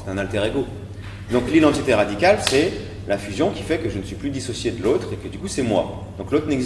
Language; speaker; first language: French; native; French